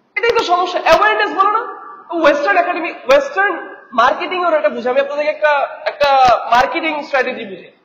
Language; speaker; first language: Bangla; native; Bangla